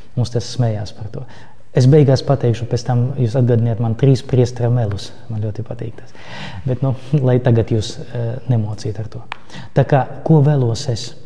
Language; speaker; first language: Latvian; non-native, local second language; Russian